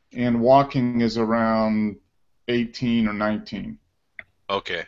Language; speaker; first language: English; native; English